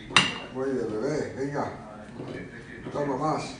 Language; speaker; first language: Spanish; native; Spanish